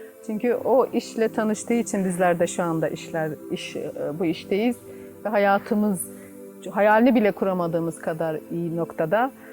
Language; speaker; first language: Turkish; native; Turkish